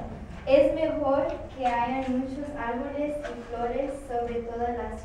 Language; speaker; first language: Spanish; non-native, learner; English